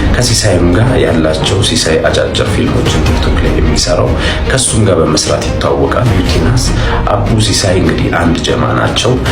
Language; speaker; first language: Amharic; native; Amharic